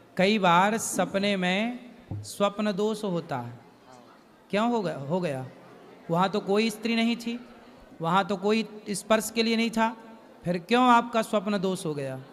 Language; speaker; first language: Hindi; native; Hindi